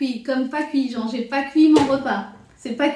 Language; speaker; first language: French; native; French